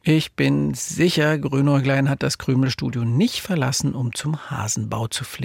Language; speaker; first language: German; native; German